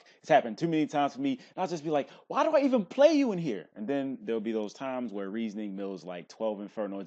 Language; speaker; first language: English; native; English